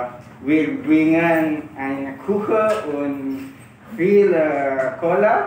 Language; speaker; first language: German; non-native, learner; Indonesian